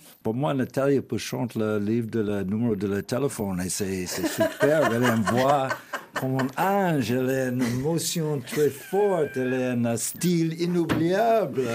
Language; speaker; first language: French; non-native, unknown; English